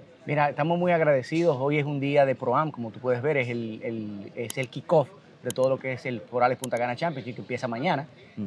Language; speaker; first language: Spanish; native; Spanish